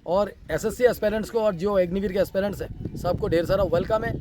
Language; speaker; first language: Hindi; non-native, local second language; Bangla